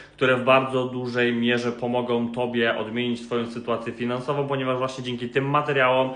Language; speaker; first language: Polish; native; Polish